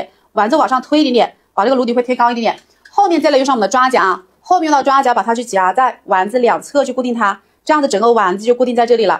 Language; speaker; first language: Chinese; native; Chinese